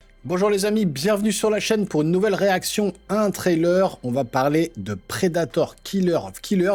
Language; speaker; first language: French; native; French